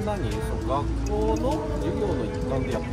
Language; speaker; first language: Japanese; native; Japanese